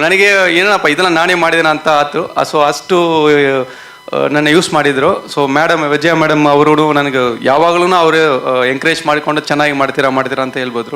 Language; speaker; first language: Kannada; non-native, learner; Tamil